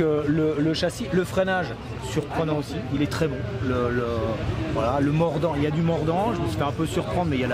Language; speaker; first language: French; native; French